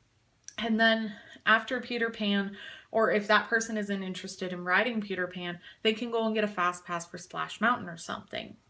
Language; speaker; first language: English; native; English